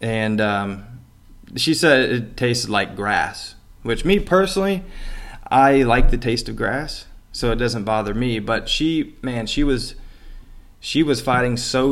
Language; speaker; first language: English; native; English